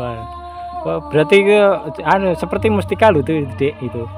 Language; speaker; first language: Indonesian; non-native, local second language; Javanese